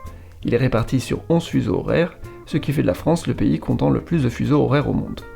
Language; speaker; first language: French; native; French